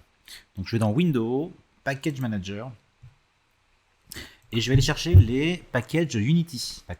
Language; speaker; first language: French; native; French